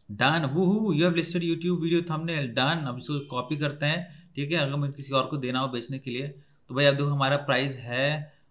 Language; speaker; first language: Hindi; native; Hindi